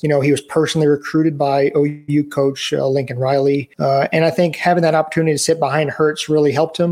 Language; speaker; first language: English; native; English